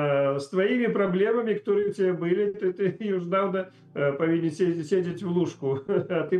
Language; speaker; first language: Polish; non-native, learner; Ukrainian